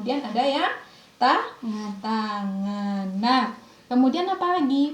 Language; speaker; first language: Indonesian; native; Indonesian